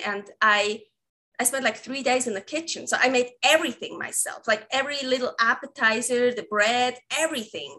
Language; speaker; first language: English; non-native, fluent; Swiss German